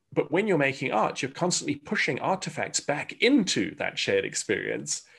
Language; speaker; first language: English; native; English